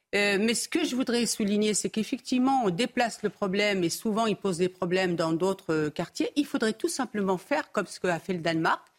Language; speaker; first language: French; early bilingual, other home language; Arabic